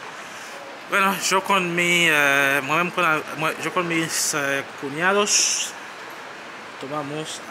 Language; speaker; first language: Spanish; non-native, learner; Haitian Creole